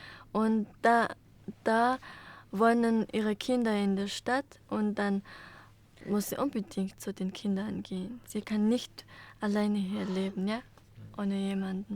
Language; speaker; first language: German; non-native, learner; Mongolian